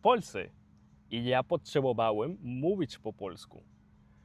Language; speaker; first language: Polish; non-native, learner; Spanish